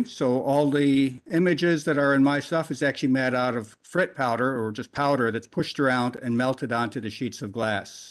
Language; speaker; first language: English; native; English